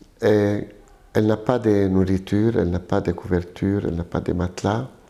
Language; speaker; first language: French; non-native, local second language; Arabic